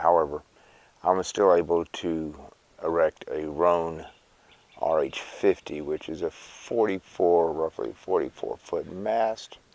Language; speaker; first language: English; native; English